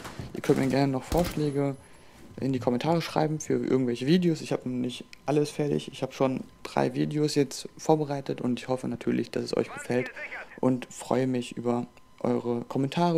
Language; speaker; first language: German; native; German